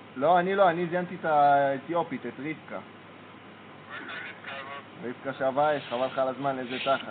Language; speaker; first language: Hebrew; native; Hebrew